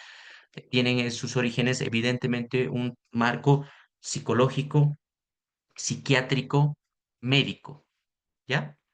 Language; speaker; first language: Spanish; native; Spanish